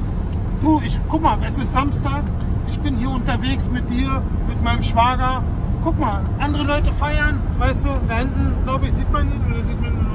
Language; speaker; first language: German; native; German